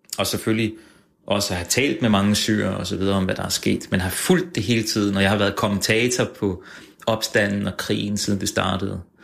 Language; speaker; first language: Danish; native; Danish